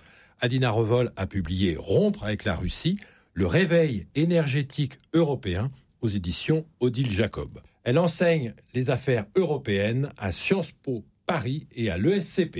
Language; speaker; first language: French; native; French